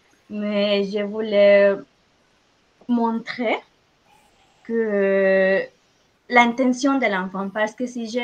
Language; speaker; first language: French; non-native, fluent; Spanish